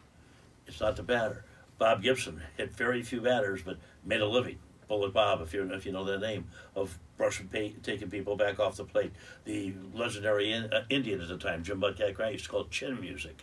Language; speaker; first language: English; native; English